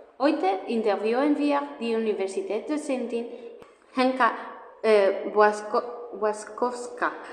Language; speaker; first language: German; non-native, learner; Spanish